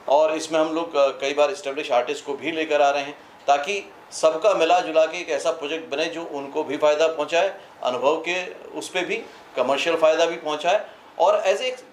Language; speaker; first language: Hindi; native; Hindi